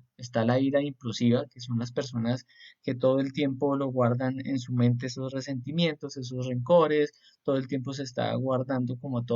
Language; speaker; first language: Spanish; native; Spanish